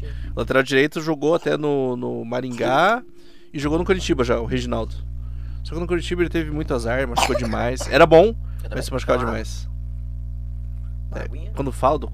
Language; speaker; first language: Portuguese; native; Portuguese